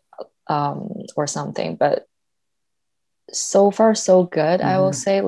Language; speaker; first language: English; non-native, fluent; Chinese